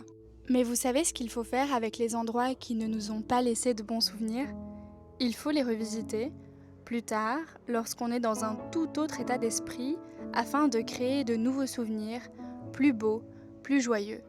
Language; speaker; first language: French; native; French